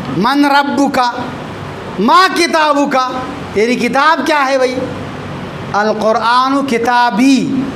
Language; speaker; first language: Urdu; native; Urdu